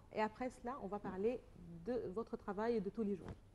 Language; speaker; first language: French; non-native, fluent; Arabic